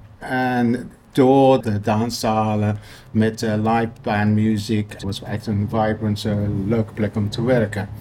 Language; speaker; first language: Dutch; non-native, fluent; English